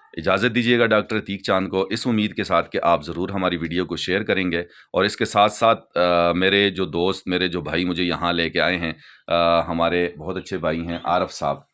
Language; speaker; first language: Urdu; non-native, local second language; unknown